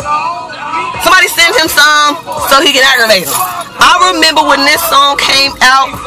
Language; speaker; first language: English; native; English